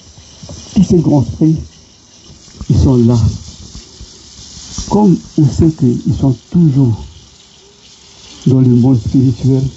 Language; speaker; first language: French; non-native, local second language; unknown